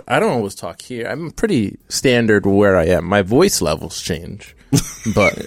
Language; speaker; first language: English; native; English